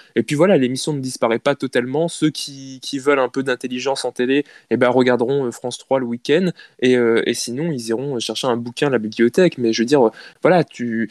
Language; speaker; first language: French; native; French